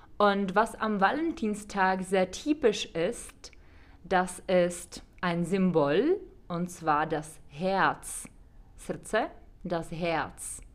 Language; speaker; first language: German; non-native, fluent; Czech